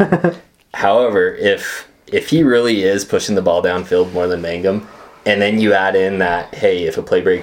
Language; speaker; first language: English; native; English